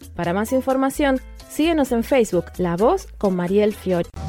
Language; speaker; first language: Spanish; native; Spanish